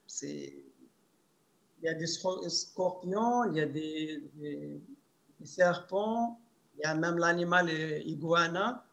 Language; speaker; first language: French; non-native, local second language; Arabic